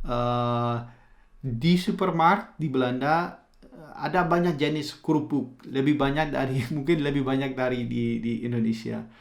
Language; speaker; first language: Indonesian; early bilingual, heritage; Dutch